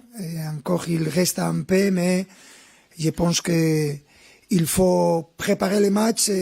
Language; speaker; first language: French; non-native, fluent; Spanish